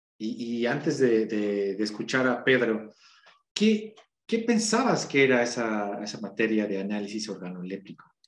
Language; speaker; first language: Spanish; native; Spanish